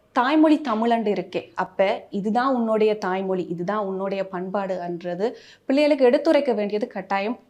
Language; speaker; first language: Tamil; early bilingual, heritage; Tamil